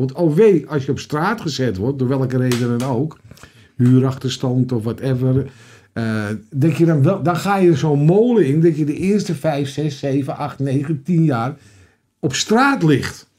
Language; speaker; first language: Dutch; native; Dutch